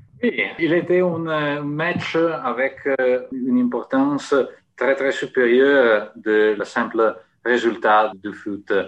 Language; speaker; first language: French; non-native, fluent; Italian